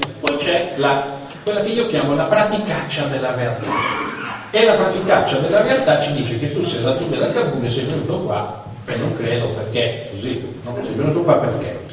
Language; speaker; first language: Italian; native; Italian